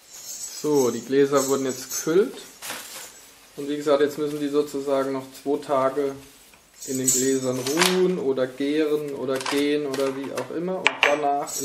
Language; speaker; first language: German; native; German